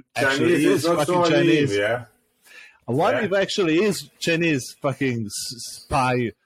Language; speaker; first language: English; non-native, fluent; Serbian